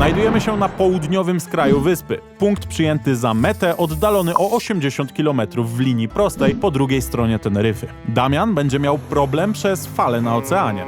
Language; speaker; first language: Polish; native; Polish